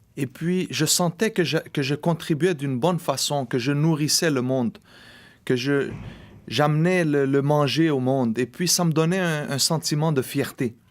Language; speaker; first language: French; early bilingual, other home language; Arabic